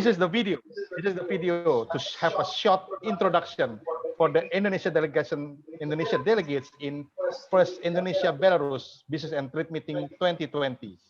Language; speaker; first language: English; non-native, fluent; Indonesian